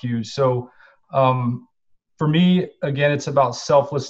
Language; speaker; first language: English; native; English